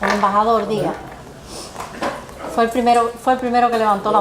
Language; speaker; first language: Spanish; native; Spanish